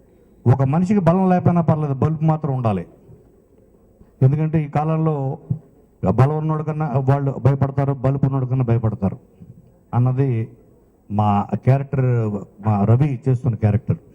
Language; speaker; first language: Telugu; native; Telugu